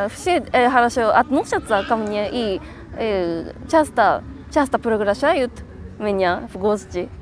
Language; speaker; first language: Russian; non-native, learner; Japanese